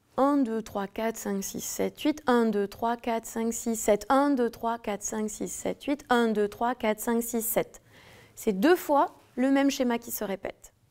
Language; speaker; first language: French; native; French